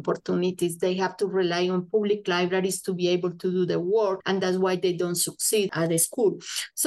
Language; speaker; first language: English; non-native, fluent; Spanish